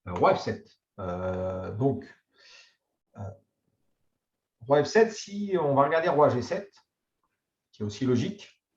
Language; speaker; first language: French; native; French